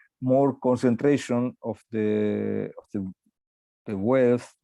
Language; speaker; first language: English; non-native, learner; Spanish